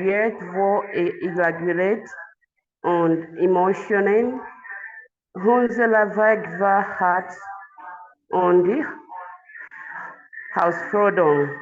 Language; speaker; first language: German; non-native, learner; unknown